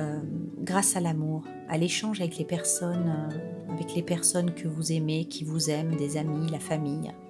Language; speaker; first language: French; native; French